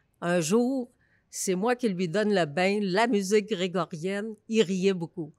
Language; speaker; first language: French; native; French